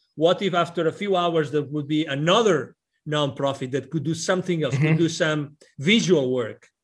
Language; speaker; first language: English; non-native, fluent; Spanish